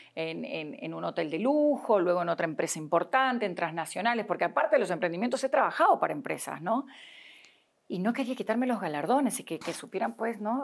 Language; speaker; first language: Spanish; native; Spanish